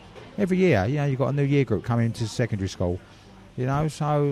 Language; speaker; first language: English; native; English